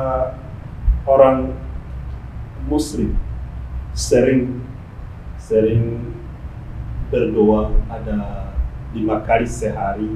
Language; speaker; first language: Indonesian; non-native, fluent; Rundi